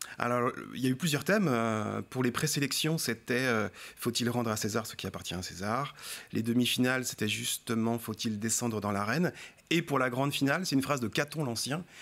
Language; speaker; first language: French; native; French